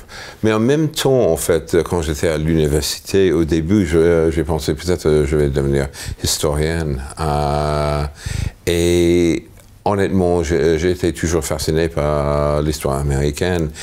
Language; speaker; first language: French; non-native, fluent; English